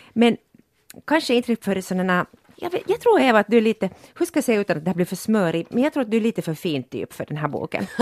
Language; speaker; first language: Swedish; non-native, local second language; Finnish